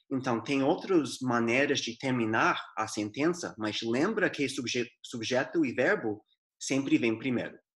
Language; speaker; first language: Portuguese; non-native, fluent; English